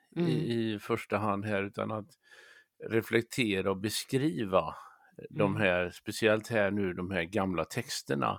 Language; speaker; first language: Swedish; native; Swedish